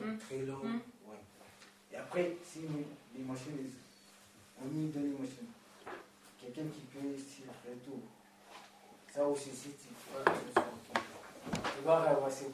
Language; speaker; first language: French; non-native, learner; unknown